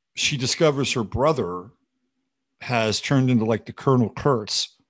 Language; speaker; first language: English; native; English